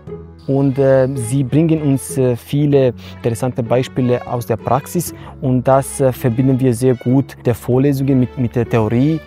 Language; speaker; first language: German; non-native, fluent; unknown